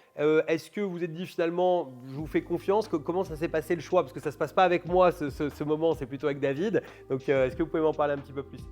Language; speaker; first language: French; native; French